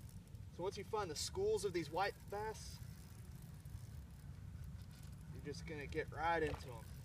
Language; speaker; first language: English; native; English